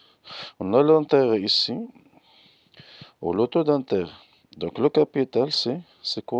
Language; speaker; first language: French; non-native, local second language; Arabic